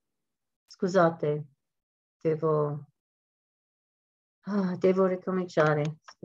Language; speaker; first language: Italian; non-native, learner; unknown